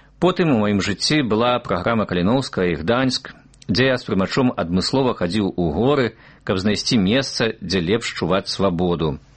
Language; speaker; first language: Belarusian; native; Belarusian